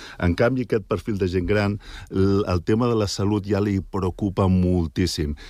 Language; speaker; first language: Catalan; native; Catalan